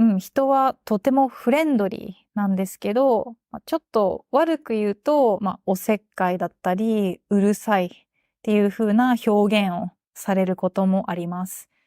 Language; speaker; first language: Japanese; native; Japanese